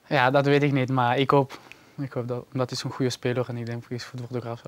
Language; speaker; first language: Dutch; non-native, learner; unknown